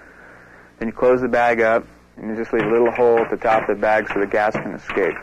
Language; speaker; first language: English; native; English